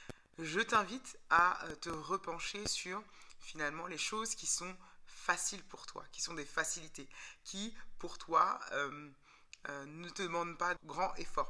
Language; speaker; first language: French; native; French